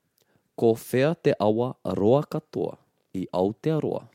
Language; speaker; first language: Māori; non-native, local second language; English